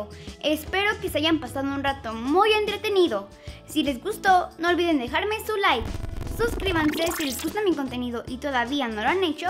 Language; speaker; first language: Spanish; native; Spanish